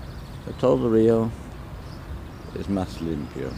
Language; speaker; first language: Spanish; non-native, learner; English